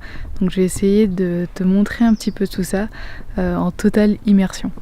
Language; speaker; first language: French; native; French